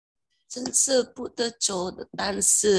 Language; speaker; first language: Chinese; non-native, learner; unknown